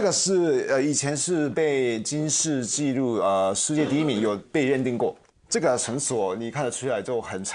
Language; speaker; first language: Chinese; non-native, fluent; Japanese